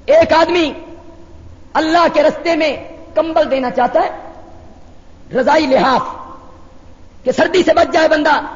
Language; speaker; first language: Urdu; non-native, local second language; Punjabi